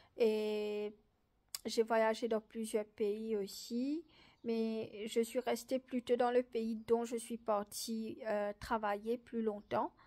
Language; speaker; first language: French; non-native, local second language; Morisyen